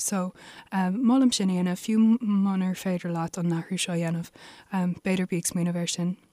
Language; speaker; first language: Irish; non-native, local second language; English